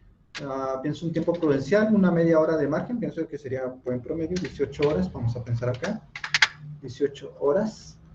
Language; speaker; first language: Spanish; native; Spanish